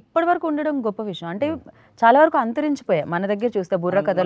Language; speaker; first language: Telugu; native; Telugu